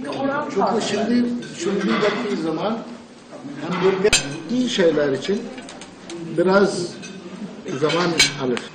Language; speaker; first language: Turkish; non-native, learner; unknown